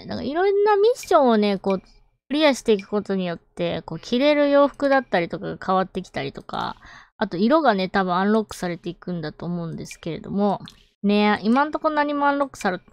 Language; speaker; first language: Japanese; native; Japanese